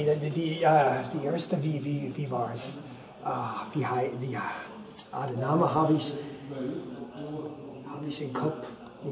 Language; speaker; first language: German; non-native, fluent; English